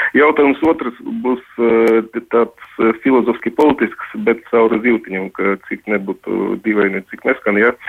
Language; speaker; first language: Latvian; non-native, local second language; Russian